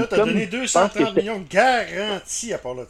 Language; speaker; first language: French; native; French